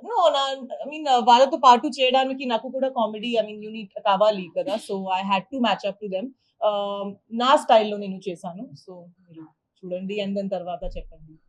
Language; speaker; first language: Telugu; non-native, learner; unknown